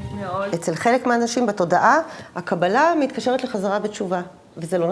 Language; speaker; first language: Hebrew; native; Hebrew